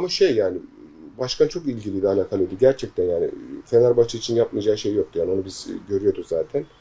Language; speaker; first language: Turkish; native; Turkish